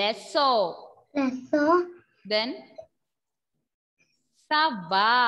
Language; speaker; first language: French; non-native, fluent; Malayalam